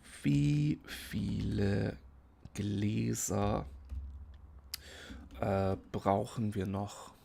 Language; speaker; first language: German; non-native, fluent; English